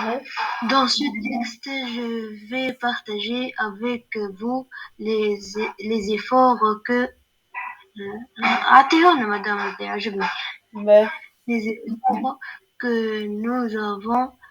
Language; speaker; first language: French; non-native, learner; Arabic